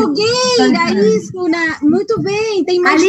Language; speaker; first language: Portuguese; non-native, fluent; Spanish